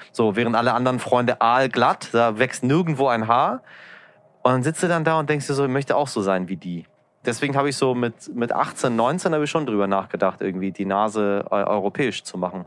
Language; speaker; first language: German; early bilingual, other home language; Persian